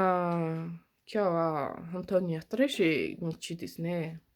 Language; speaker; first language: Japanese; non-native, learner; Mongolian